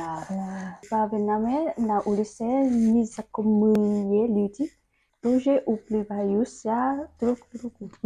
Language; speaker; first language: Russian; non-native, learner; Vietnamese